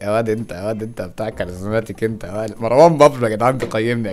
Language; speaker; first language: Arabic; native; Arabic